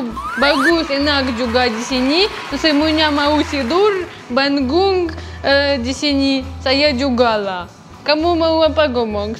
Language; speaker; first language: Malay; non-native, learner; Russian